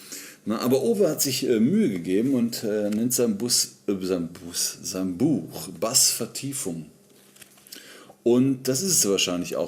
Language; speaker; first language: German; native; German